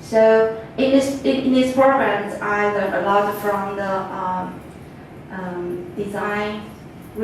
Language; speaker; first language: English; non-native, fluent; Chinese